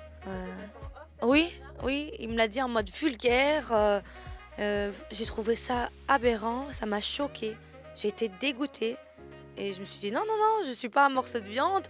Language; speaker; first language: French; native; French